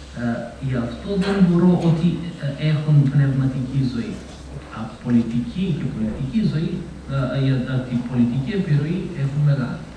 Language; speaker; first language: Greek; non-native, fluent; Macedonian